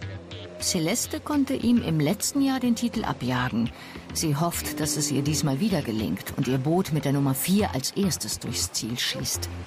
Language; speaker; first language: German; native; German